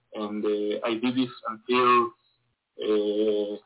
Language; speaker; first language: English; non-native, learner; Hebrew